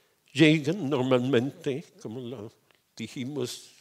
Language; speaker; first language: Spanish; non-native, fluent; English